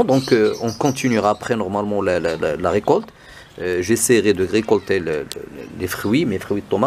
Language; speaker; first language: French; non-native, local second language; Arabic